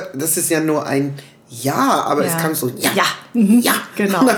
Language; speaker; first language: German; early bilingual, other home language; English